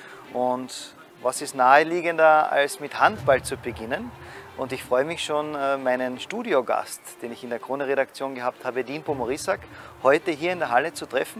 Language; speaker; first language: German; native; German